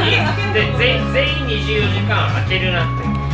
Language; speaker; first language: Japanese; native; Japanese